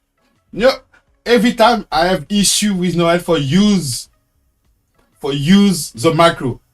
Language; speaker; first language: English; non-native, learner; French